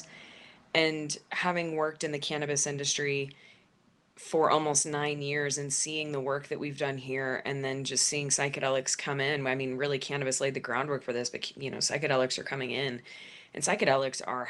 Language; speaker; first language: English; native; English